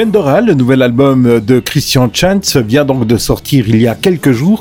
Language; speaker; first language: French; native; French